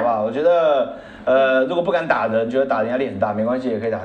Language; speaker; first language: Chinese; native; Chinese